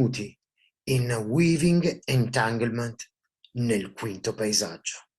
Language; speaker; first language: Italian; native; Italian